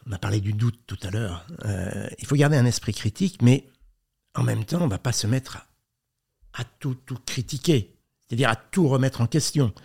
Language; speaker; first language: French; native; French